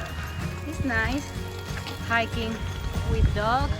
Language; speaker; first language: English; non-native, learner; Spanish